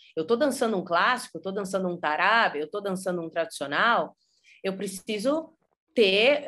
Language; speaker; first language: Portuguese; early bilingual, heritage; Portuguese